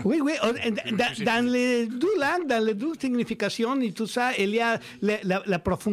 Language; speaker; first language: French; non-native, learner; Spanish